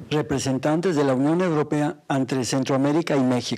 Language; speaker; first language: Spanish; native; Spanish